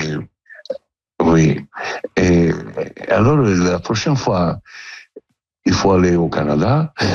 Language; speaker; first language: French; non-native, learner; Italian